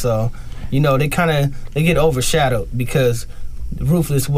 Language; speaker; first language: English; native; English